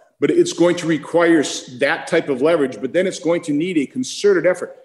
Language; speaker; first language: English; native; English